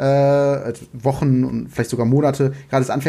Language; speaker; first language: German; native; German